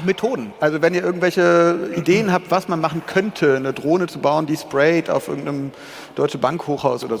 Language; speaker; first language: German; native; German